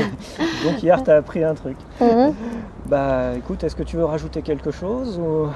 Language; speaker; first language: French; native; French